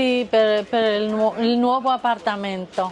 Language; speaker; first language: Italian; non-native, learner; English